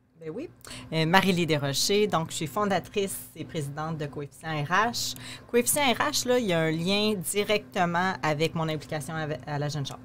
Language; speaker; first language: French; native; French